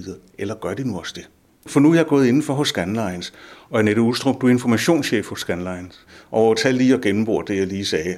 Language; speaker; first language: Danish; native; Danish